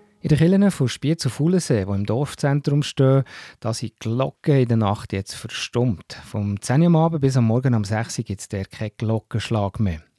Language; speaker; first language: German; native; German